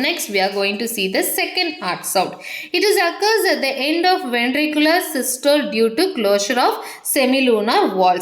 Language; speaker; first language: English; non-native, local second language; Tamil